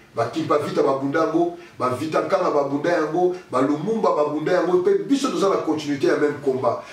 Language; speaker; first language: Lingala; non-native, local second language; Kongo